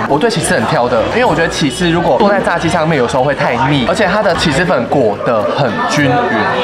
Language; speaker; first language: Chinese; native; Chinese